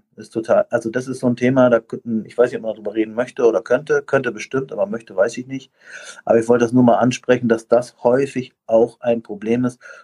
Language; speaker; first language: German; native; German